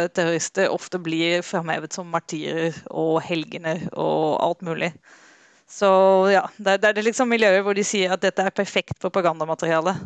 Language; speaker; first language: Norwegian; non-native, fluent; Dutch